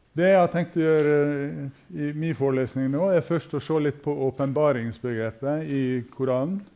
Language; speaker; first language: Norwegian; native; Norwegian